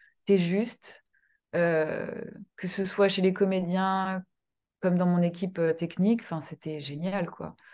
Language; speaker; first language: French; early bilingual, other home language; Kinyarwanda